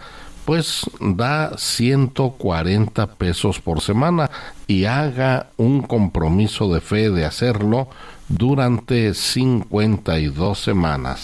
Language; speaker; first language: Spanish; native; Spanish